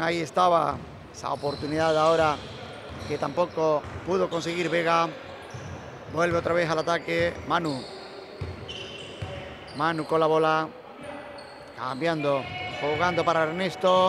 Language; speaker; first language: Spanish; native; Spanish